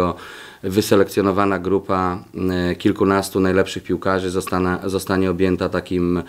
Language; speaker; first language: Polish; native; Polish